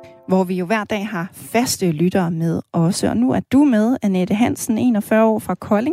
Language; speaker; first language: Danish; native; Danish